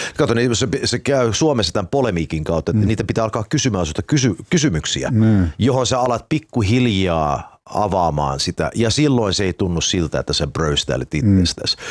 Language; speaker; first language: Finnish; early bilingual, heritage; English